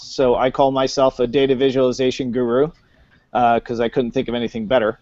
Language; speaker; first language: English; native; English